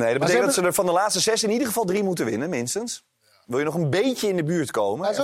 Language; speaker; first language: Dutch; native; Dutch